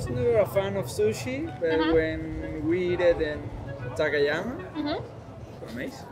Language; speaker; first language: English; non-native, fluent; Spanish